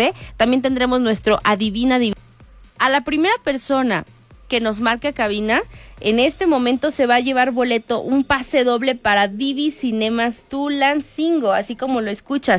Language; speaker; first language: Spanish; native; Spanish